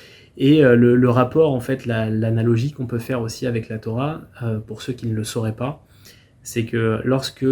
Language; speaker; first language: French; native; French